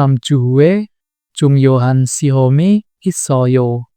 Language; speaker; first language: Korean; non-native, fluent; Indonesian